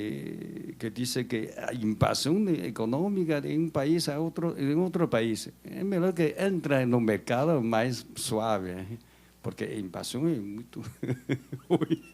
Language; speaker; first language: Portuguese; non-native, learner; Chinese